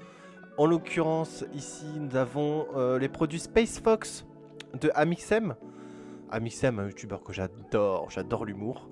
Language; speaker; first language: French; native; French